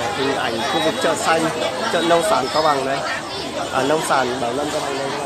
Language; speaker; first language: Vietnamese; native; Vietnamese